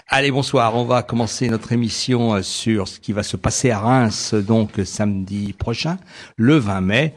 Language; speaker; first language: French; native; French